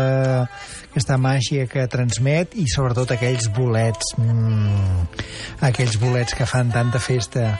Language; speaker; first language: Catalan; native; Catalan